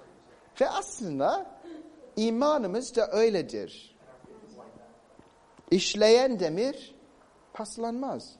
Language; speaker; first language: Turkish; non-native, fluent; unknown